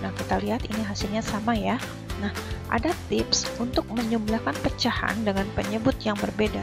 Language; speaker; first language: Indonesian; native; Indonesian